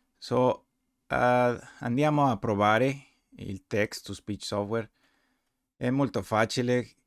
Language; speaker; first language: Italian; non-native, learner; Spanish